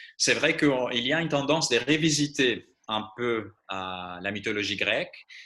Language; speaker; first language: French; non-native, fluent; Greek